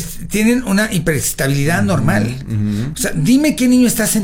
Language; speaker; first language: Spanish; native; Spanish